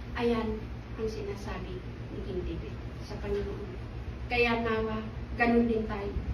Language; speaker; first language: Filipino; non-native, local second language; Iloko